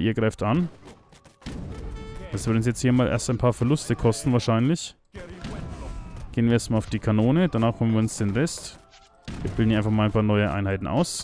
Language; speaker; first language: German; native; German